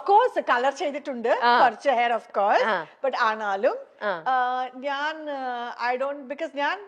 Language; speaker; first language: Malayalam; non-native, local second language; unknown